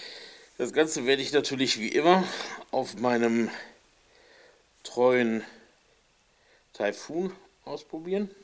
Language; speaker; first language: German; native; German